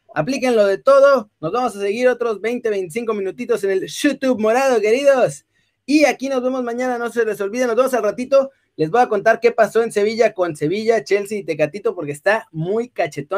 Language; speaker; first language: Spanish; native; Spanish